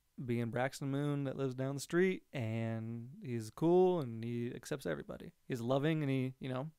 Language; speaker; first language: English; native; English